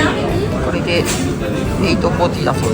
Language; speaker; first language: Japanese; native; Japanese